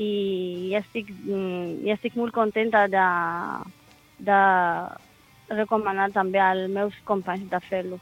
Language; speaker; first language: Catalan; non-native, learner; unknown